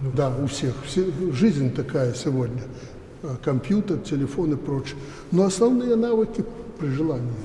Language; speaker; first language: Russian; native; Russian